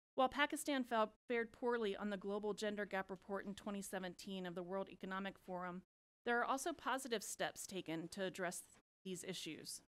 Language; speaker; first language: English; native; English